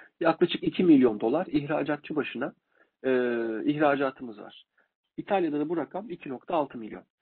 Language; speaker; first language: Turkish; native; Turkish